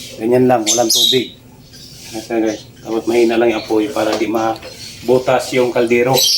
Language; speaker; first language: Filipino; non-native, local second language; Cebuano